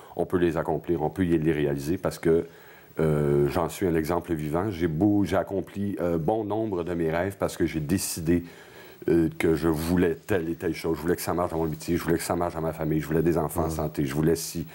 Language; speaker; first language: French; native; French